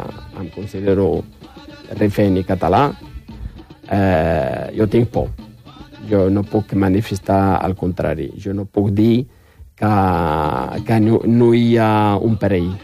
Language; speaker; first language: Catalan; non-native, fluent; Riffian